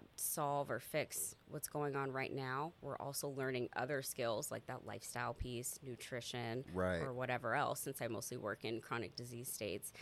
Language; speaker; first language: English; native; English